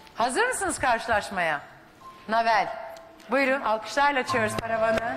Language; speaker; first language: Turkish; native; Turkish